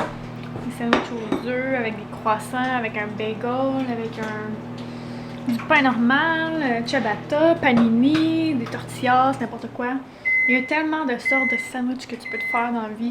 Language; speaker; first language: French; native; French